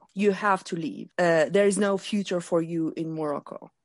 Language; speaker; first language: English; non-native, fluent; Arabic